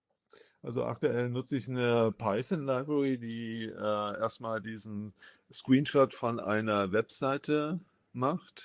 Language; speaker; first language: German; native; German